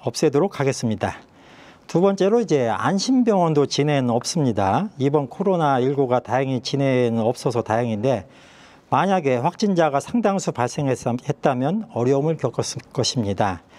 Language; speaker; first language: Korean; native; Korean